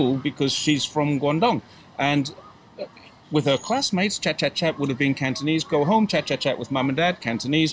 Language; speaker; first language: English; native; English